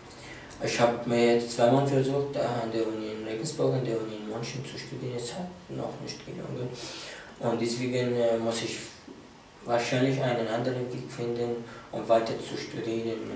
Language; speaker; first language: German; non-native, fluent; Arabic